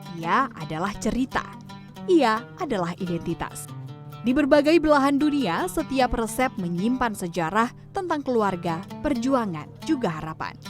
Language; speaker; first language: Indonesian; native; Indonesian